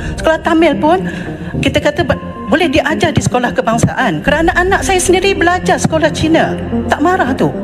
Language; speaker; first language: Malay; native; Malay